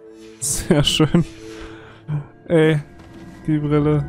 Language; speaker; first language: German; native; German